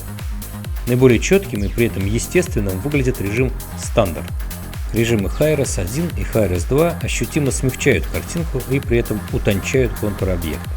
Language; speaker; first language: Russian; native; Russian